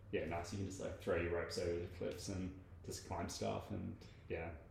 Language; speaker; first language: English; native; English